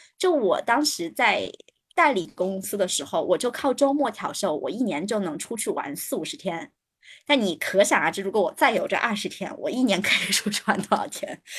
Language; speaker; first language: Chinese; native; Chinese